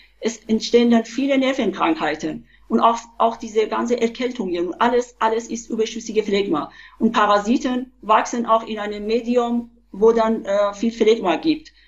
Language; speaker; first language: German; non-native, fluent; Persian